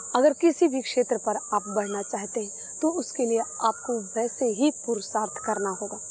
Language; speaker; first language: Hindi; native; Hindi